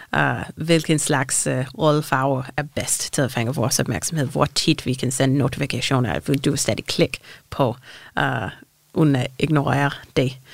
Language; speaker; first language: Danish; non-native, fluent; English